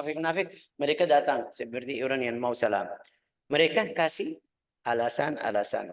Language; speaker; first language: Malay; non-native, fluent; Arabic